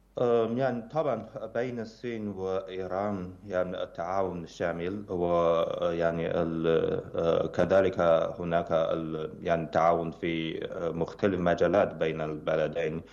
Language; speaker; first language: Arabic; non-native, fluent; Chinese